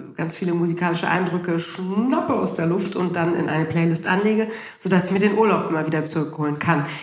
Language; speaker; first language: German; native; German